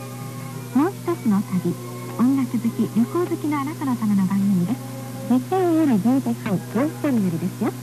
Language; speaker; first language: Japanese; native; Japanese